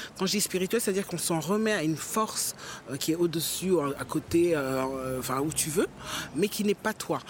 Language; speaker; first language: French; early bilingual, other home language; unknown